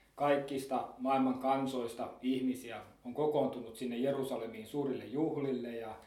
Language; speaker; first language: Finnish; native; Finnish